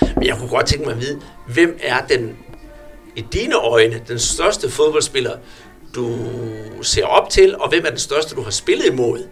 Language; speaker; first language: Danish; native; Danish